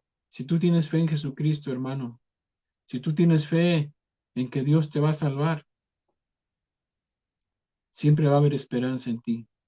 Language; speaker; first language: Spanish; native; Spanish